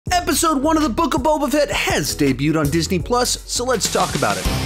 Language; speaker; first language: English; native; English